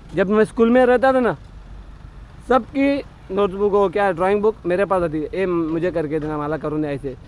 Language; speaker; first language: Hindi; non-native, local second language; Marathi